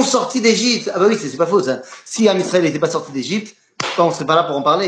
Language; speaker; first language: French; native; French